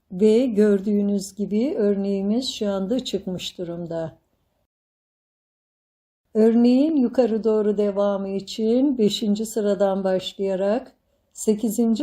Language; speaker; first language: Turkish; native; Turkish